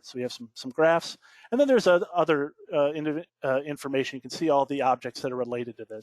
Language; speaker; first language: English; native; English